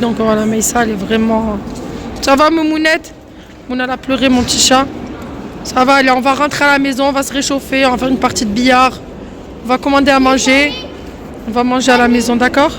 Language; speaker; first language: French; native; French